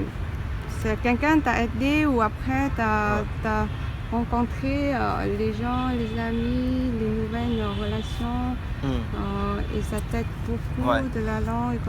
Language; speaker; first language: French; non-native, learner; Vietnamese